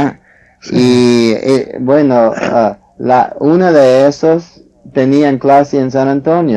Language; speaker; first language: Spanish; non-native, fluent; English